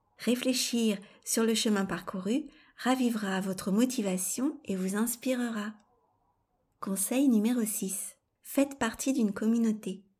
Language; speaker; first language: French; native; French